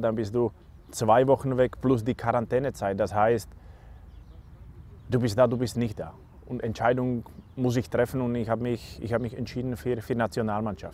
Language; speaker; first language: German; non-native, learner; Slovak